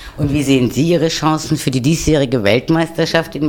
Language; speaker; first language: German; native; German